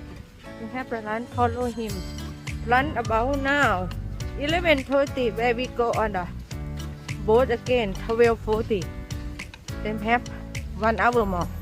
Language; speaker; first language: English; non-native, learner; Thai